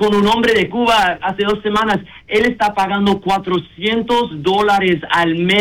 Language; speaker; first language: Spanish; early bilingual, heritage; Spanish